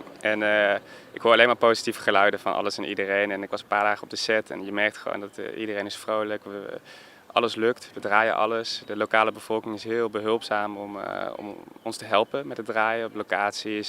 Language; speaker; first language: Dutch; native; Dutch